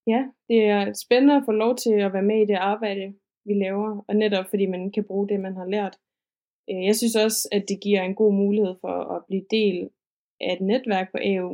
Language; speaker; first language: Danish; native; Danish